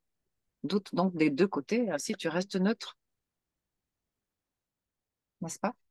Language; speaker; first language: French; native; French